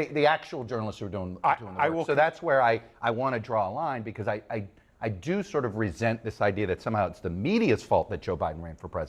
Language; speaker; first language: English; native; English